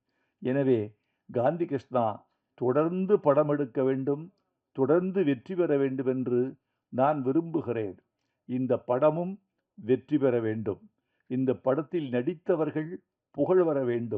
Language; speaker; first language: Tamil; native; Tamil